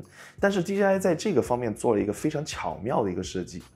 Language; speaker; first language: Chinese; native; Chinese